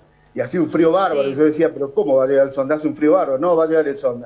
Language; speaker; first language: Spanish; native; Spanish